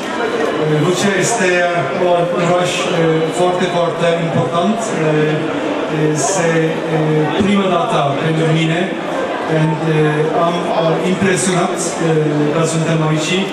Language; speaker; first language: Romanian; non-native, learner; Turkish